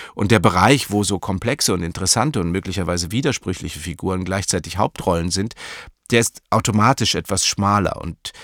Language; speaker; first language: German; native; German